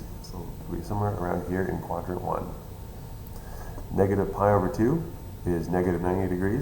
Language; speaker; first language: English; native; English